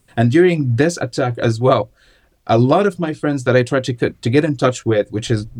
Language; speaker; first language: English; non-native, fluent; Arabic